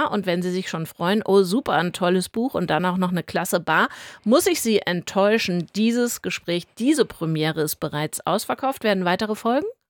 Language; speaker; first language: German; native; German